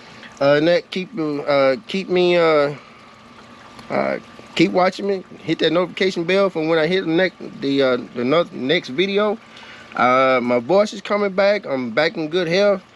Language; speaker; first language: English; native; English